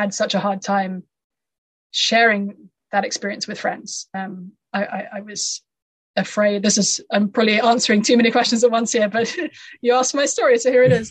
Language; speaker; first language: English; native; English